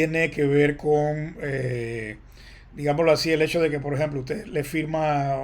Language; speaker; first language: Spanish; native; Spanish